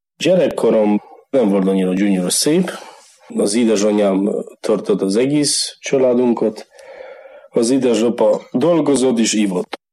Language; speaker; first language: Hungarian; non-native, learner; Polish